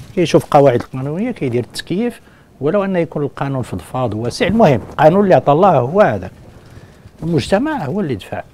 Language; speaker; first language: Arabic; non-native, local second language; Berber languages